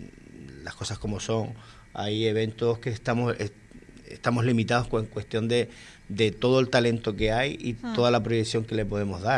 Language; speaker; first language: Spanish; native; Spanish